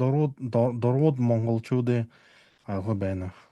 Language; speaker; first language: Mongolian; non-native, learner; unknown